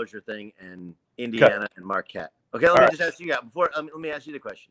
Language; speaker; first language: English; native; English